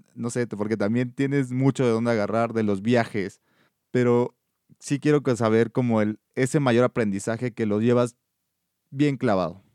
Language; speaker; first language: Spanish; native; Spanish